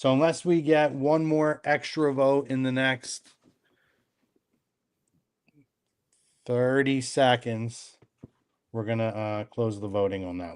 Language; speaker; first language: English; native; English